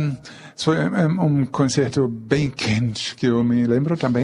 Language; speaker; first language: Portuguese; non-native, fluent; German